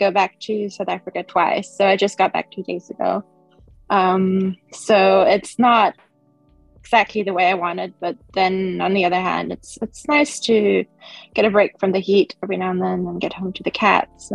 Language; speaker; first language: English; non-native, local second language; Swedish